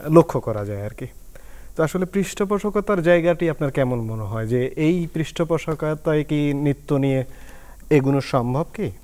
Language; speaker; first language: Bangla; native; Bangla